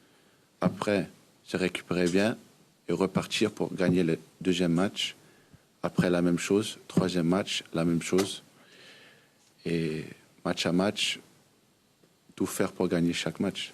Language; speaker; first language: French; early bilingual, heritage; Danish